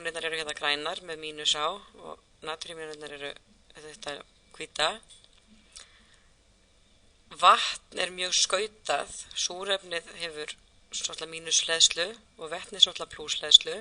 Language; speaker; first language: Icelandic; native; Icelandic